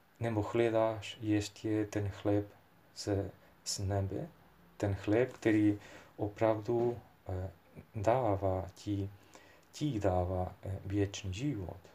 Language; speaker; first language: Czech; non-native, fluent; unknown